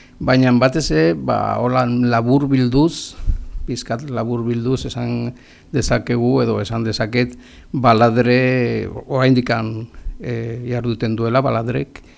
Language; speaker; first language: Basque; non-native, local second language; Spanish